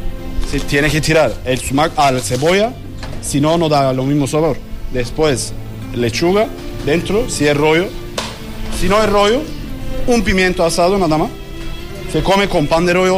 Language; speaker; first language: Spanish; non-native, learner; Turkish